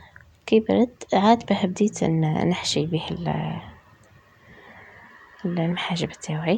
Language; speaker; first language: Arabic; native; Arabic